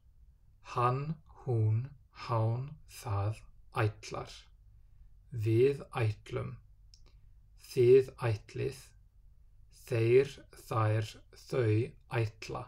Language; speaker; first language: Icelandic; non-native, fluent; English